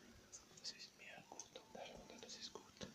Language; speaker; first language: German; non-native, learner; Bosnian